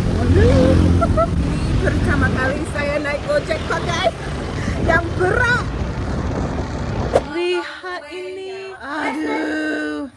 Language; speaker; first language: Indonesian; non-native, learner; English